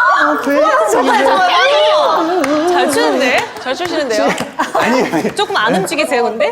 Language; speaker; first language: Korean; native; Korean